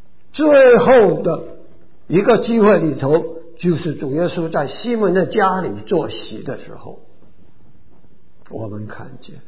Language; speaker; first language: Chinese; native; Chinese